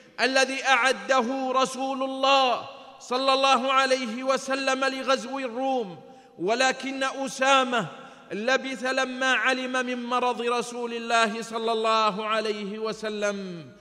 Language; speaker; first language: Arabic; native; Arabic